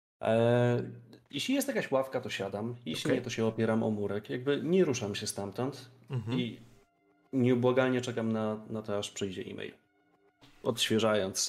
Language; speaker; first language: Polish; native; Polish